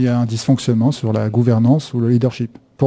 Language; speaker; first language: French; native; French